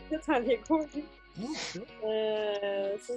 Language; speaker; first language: French; native; French